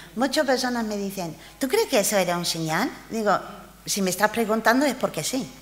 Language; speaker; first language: Spanish; non-native, fluent; English